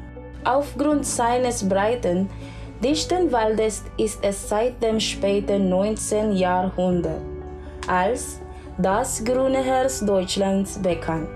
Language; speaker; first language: German; non-native, learner; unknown